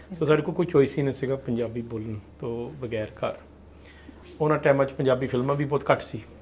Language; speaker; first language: Punjabi; early bilingual, heritage; Punjabi